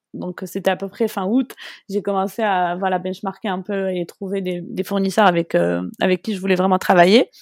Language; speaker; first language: French; non-native, local second language; Arabic